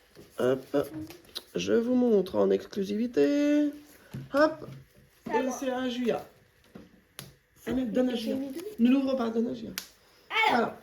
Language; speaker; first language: French; native; French